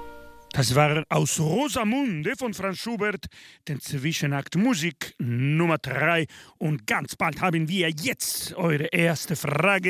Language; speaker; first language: German; non-native, learner; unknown